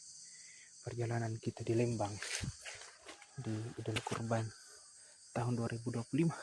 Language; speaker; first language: Indonesian; native; Indonesian